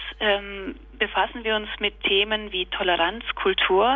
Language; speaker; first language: German; early bilingual, other home language; Turkish